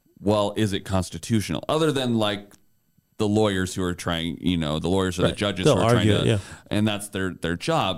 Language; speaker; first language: English; native; English